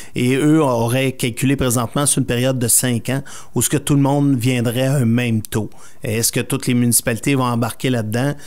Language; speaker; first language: French; native; French